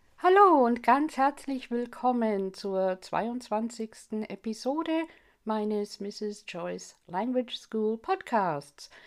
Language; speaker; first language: German; non-native, fluent; English